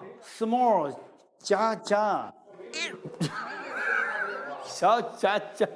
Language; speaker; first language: Chinese; native; Chinese